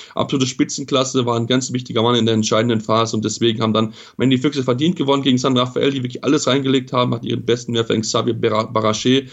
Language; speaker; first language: German; native; German